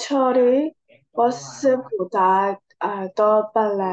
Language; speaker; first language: Korean; non-native, learner; Burmese